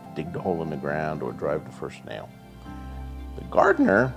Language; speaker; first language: English; native; English